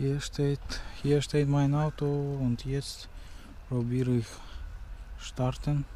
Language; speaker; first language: German; non-native, learner; Russian